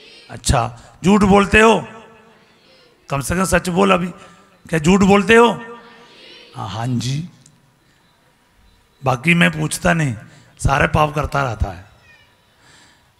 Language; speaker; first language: Hindi; non-native, fluent; Malayalam